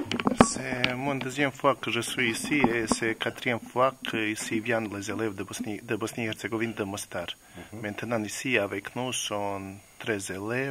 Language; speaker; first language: French; non-native, learner; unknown